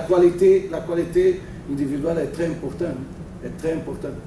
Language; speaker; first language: French; non-native, learner; Portuguese